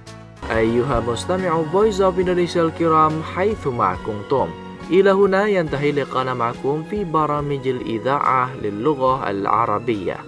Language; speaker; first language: Arabic; non-native, fluent; Indonesian